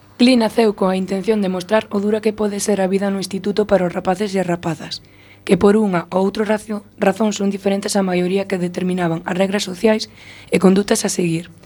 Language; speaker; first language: Galician; non-native, local second language; Spanish